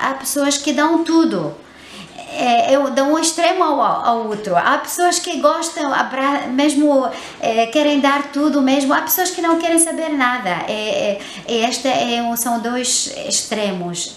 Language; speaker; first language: Portuguese; non-native, fluent; Arabic